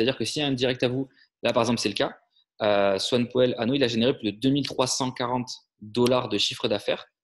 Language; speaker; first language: French; native; French